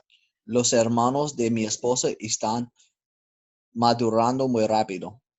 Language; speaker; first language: Spanish; non-native, learner; English